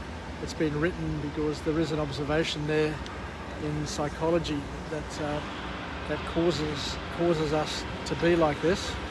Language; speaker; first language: English; native; English